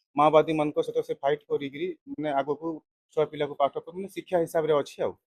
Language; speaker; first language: Odia; native; Odia